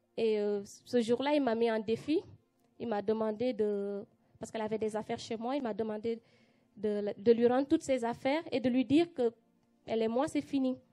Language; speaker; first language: French; non-native, local second language; Wolof